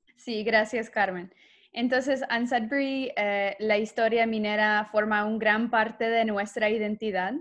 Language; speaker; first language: Spanish; non-native, fluent; English